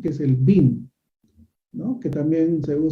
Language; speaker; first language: Spanish; native; Spanish